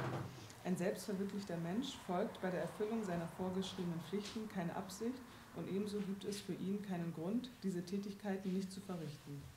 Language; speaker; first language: German; native; German